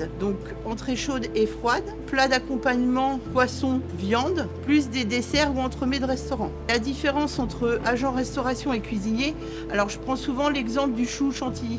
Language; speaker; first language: French; native; French